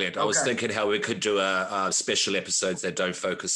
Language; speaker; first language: English; native; English